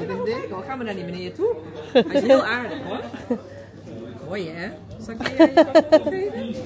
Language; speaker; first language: Dutch; native; Dutch